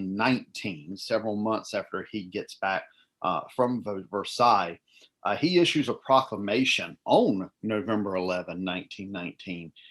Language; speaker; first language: English; native; English